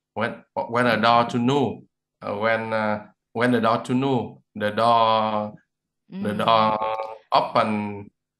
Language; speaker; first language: English; non-native, learner; Vietnamese